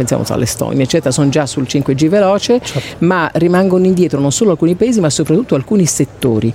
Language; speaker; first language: Italian; native; Italian